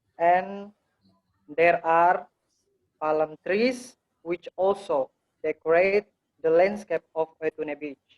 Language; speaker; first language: English; non-native, learner; Indonesian